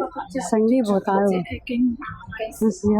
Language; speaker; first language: Chinese; non-native, local second language; Cantonese